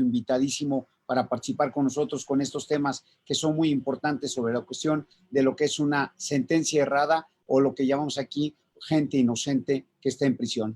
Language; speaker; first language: Spanish; native; Spanish